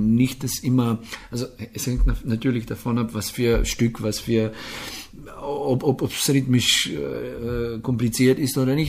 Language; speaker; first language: German; non-native, fluent; Slovenian